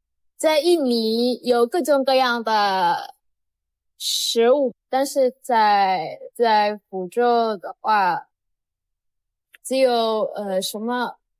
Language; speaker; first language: Chinese; non-native, learner; Indonesian